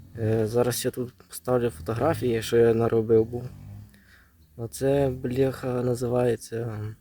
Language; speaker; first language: Ukrainian; native; Ukrainian